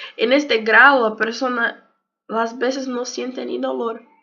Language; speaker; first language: Spanish; non-native, learner; Portuguese